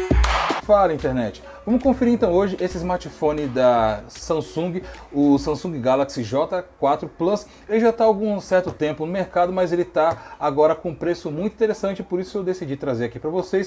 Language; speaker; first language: Portuguese; native; Portuguese